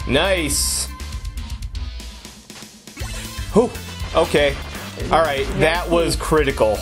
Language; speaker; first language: English; native; English